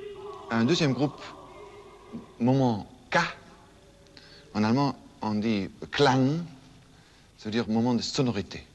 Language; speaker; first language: French; non-native, fluent; German